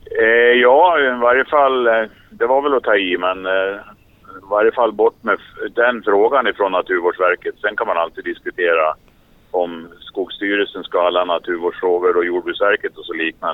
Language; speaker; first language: Swedish; native; Swedish